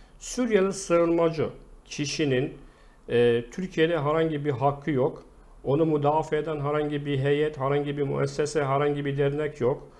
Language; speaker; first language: Turkish; non-native, fluent; Arabic